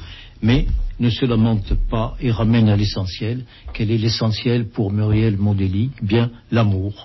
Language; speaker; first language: French; native; French